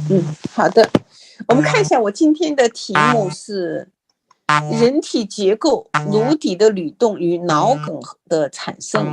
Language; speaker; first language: Chinese; native; Chinese